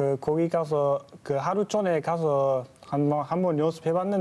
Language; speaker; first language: Korean; non-native, fluent; Uzbek